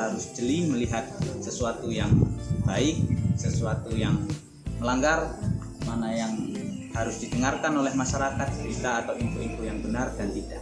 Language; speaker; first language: Indonesian; native; Indonesian